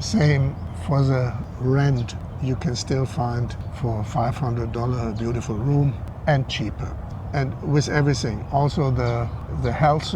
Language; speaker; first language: English; non-native, fluent; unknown